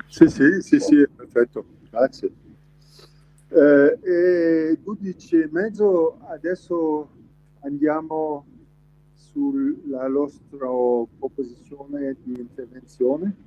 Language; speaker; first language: Italian; non-native, learner; French